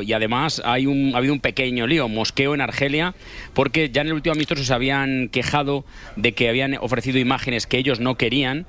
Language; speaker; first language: Spanish; native; Spanish